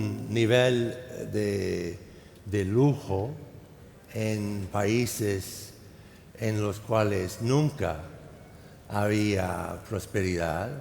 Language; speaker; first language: Spanish; non-native, fluent; English